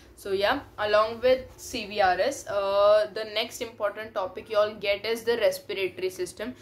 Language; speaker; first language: English; non-native, local second language; Hindi